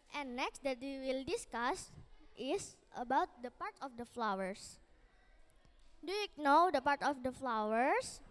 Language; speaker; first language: English; non-native, learner; Indonesian